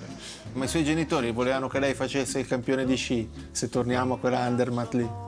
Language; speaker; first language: Italian; native; Italian